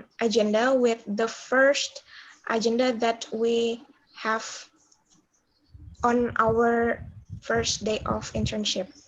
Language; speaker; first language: English; non-native, learner; Indonesian